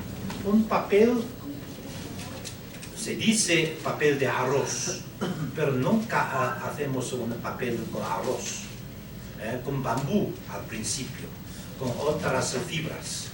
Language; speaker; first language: Spanish; non-native, learner; Chinese